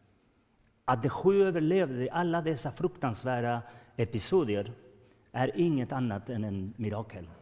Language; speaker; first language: Swedish; non-native, fluent; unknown